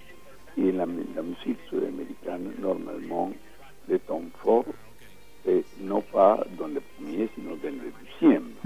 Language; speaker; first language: French; non-native, fluent; Spanish